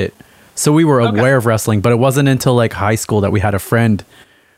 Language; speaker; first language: English; native; English